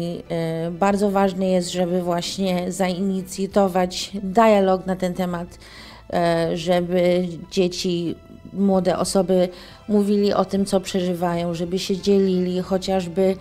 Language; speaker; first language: Polish; early bilingual, heritage; English